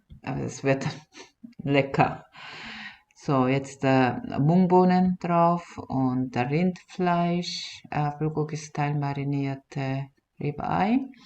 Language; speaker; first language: German; non-native, fluent; Korean